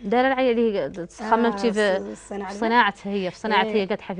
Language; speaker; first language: Arabic; native; Arabic